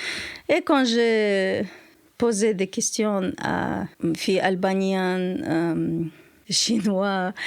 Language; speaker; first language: French; non-native, learner; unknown